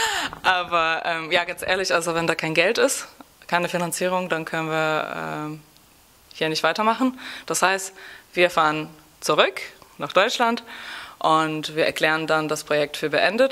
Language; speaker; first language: German; non-native, fluent; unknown